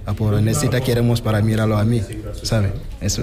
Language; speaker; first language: Spanish; non-native, learner; Wolof